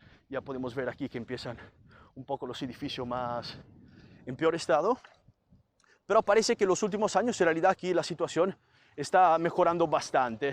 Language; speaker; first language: Spanish; non-native, fluent; Italian